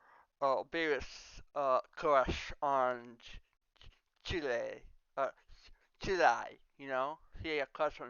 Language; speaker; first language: English; non-native, learner; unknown